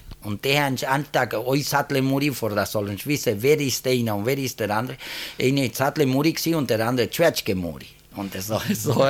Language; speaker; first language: German; early bilingual, heritage; German